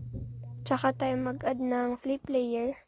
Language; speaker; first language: Filipino; native; Filipino